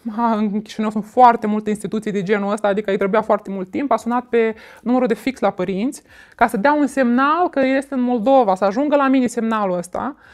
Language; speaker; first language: Romanian; native; Romanian